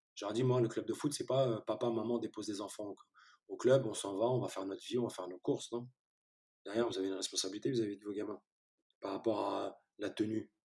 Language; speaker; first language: French; early bilingual, other home language; Turkish